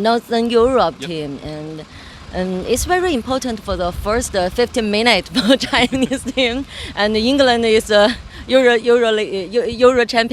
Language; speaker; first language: English; non-native, learner; Chinese